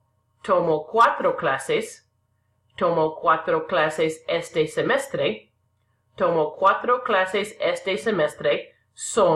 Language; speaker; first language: Spanish; non-native, fluent; English